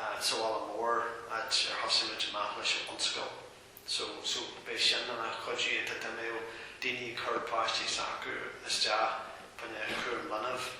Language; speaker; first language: Irish; non-native, local second language; English